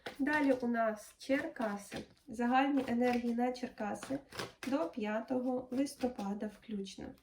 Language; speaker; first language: Ukrainian; non-native, local second language; Russian